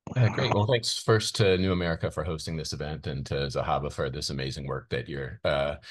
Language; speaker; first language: English; native; English